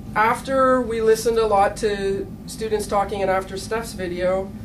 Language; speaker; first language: English; native; English